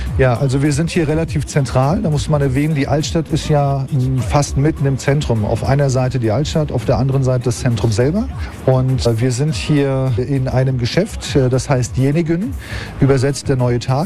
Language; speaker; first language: German; non-native, fluent; Turkish